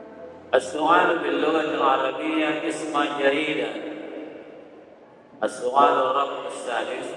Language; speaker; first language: Arabic; non-native, fluent; Indonesian